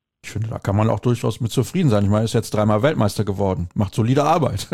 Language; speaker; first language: German; native; German